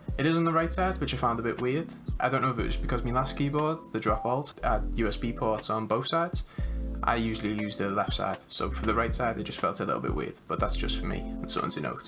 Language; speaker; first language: English; native; English